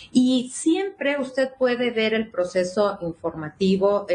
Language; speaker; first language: Spanish; native; Spanish